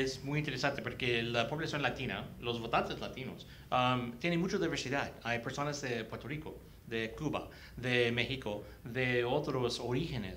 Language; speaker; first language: Spanish; early bilingual, heritage; Spanish